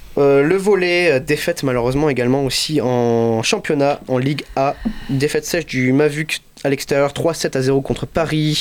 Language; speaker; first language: French; native; French